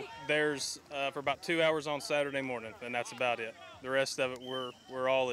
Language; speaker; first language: English; native; English